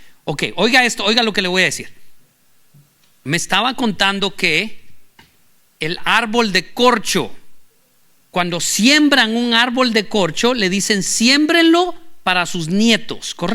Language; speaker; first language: Spanish; native; Spanish